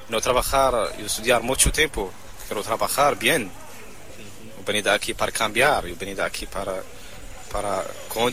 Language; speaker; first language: Spanish; non-native, learner; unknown